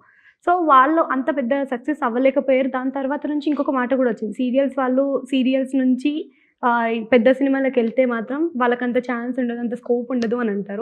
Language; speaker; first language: Telugu; native; Telugu